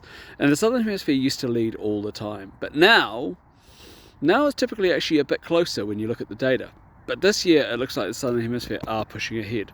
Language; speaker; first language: English; native; English